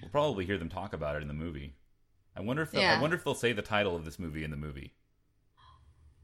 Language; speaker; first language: English; native; English